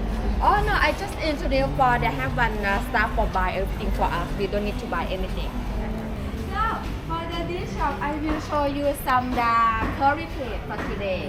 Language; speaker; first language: English; non-native, learner; Thai